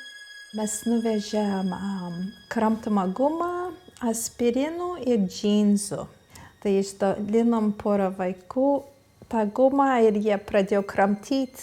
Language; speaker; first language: Lithuanian; early bilingual, heritage; Lithuanian